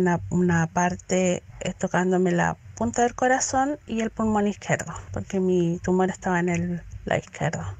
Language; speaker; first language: Spanish; native; Spanish